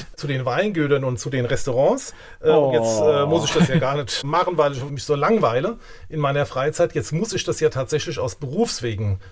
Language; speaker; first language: German; native; German